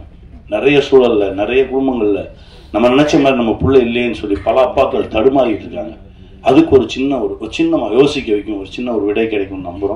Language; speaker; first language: Tamil; native; Tamil